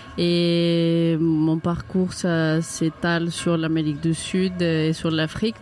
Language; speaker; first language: French; non-native, fluent; Spanish